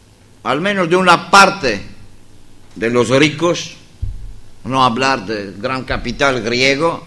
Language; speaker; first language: Spanish; non-native, fluent; Greek